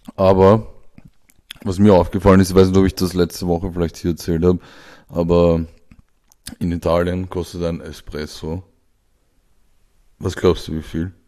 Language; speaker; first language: German; native; German